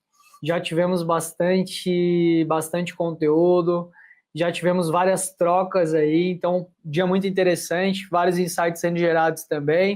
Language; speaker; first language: Portuguese; native; Portuguese